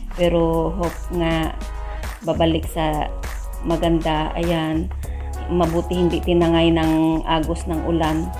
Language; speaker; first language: Filipino; non-native, local second language; Hiligaynon